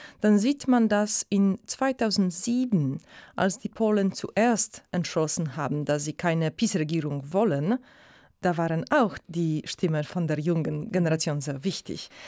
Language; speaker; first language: German; non-native, fluent; Polish